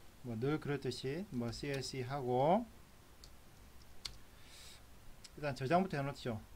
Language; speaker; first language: Korean; native; Korean